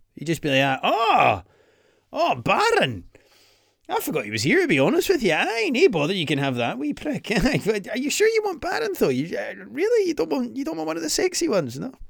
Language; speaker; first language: English; native; English